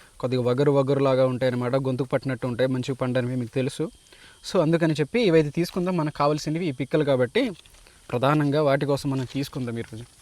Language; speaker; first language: Telugu; native; Telugu